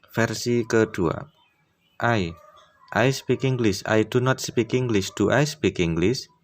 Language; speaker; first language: English; non-native, fluent; Indonesian